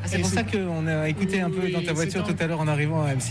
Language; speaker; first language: French; native; French